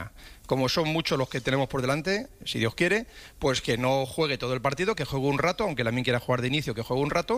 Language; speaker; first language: Spanish; native; Spanish